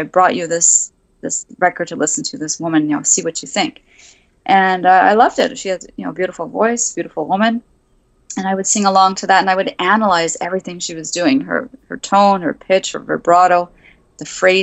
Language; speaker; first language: English; native; English